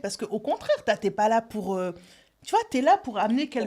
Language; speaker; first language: French; native; French